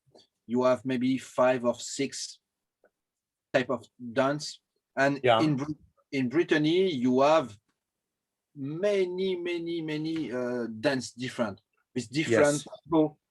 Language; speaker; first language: English; non-native, learner; French